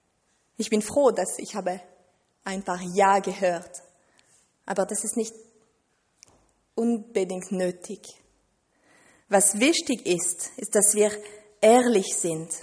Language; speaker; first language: German; non-native, fluent; French